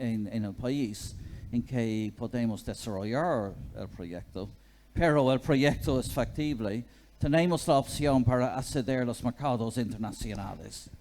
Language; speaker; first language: Spanish; non-native, fluent; English